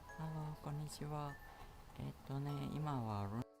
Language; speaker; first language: Japanese; non-native, learner; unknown